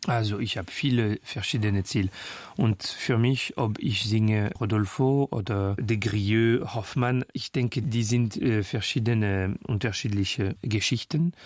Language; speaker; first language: German; non-native, fluent; French